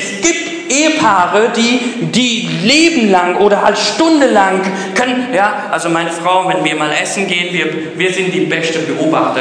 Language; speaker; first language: German; early bilingual, other home language; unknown